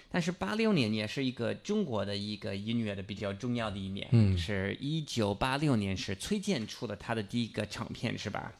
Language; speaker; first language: Chinese; non-native, fluent; English